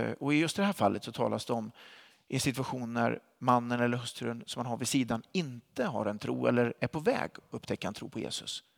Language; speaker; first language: Swedish; native; Swedish